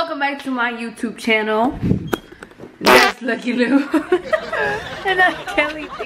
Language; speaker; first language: English; native; English